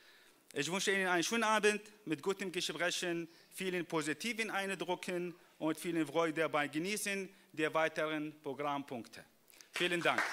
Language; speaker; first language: German; non-native, fluent; Arabic